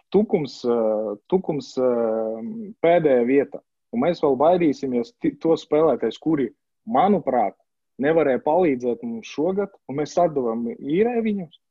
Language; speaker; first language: Latvian; non-native, local second language; Russian